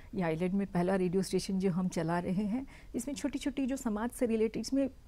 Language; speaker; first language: Hindi; native; Hindi